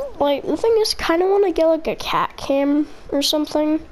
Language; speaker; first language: English; native; English